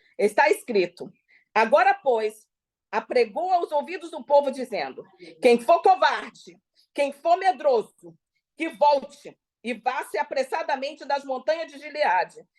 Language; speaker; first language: Portuguese; native; Portuguese